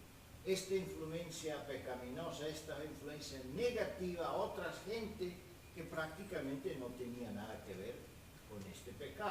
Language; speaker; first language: Spanish; non-native, fluent; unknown